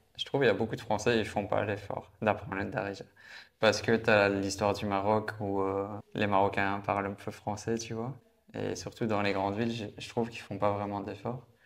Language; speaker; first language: French; native; French